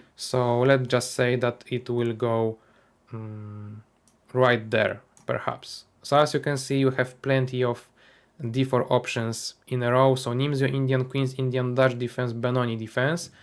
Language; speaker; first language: English; non-native, fluent; Polish